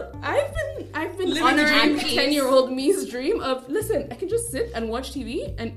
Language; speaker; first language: English; non-native, local second language; Kinyarwanda